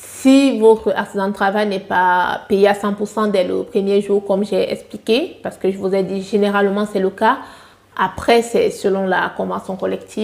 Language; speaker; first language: French; native; French